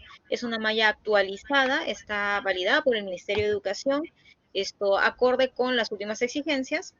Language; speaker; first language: Spanish; native; Spanish